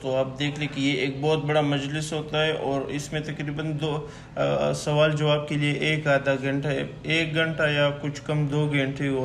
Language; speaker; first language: Hindi; native; Hindi